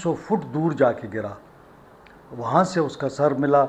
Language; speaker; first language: Urdu; native; Urdu